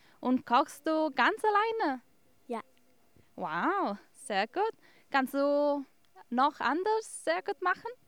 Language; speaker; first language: German; non-native, fluent; Spanish